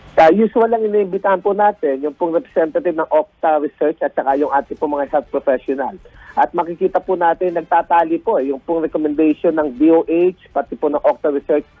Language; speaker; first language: Filipino; native; Filipino